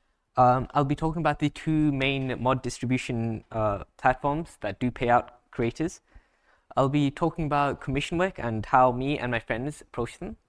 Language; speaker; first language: English; native; English